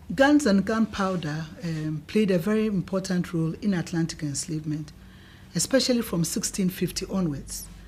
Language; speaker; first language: English; non-native, local second language; Akan